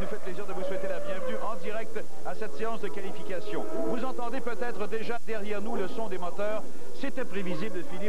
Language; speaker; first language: French; native; French